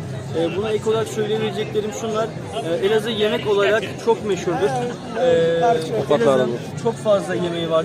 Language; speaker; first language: Turkish; native; Turkish